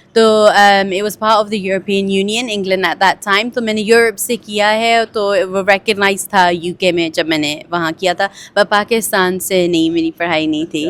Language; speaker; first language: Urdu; early bilingual, heritage; Urdu